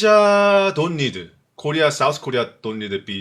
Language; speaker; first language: English; non-native, learner; Korean